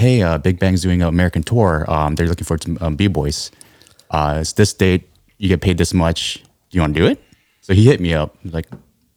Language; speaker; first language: English; non-native, fluent; Korean